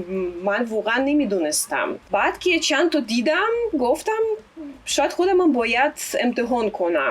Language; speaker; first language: Persian; non-native, fluent; Russian